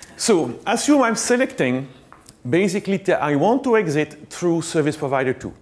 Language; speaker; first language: English; non-native, fluent; French